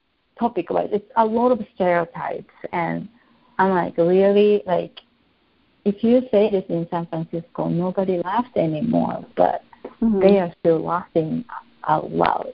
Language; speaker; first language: English; non-native, fluent; Japanese